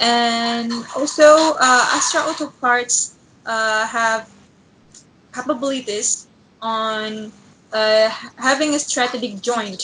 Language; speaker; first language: English; non-native, learner; Indonesian